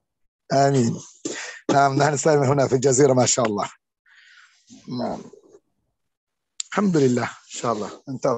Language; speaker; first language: Arabic; non-native, learner; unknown